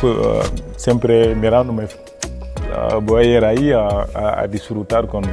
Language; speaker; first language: Spanish; non-native, fluent; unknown